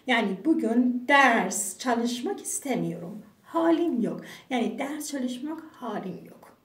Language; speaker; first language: Turkish; non-native, fluent; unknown